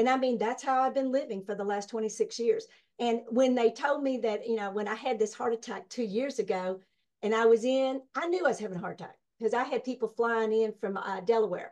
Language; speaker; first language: English; native; English